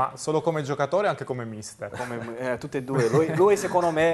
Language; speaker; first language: Italian; native; Italian